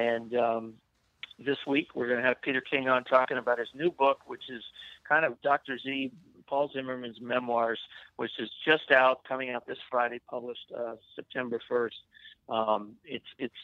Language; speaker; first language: English; native; English